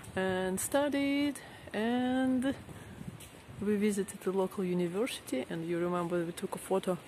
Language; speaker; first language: English; non-native, fluent; Russian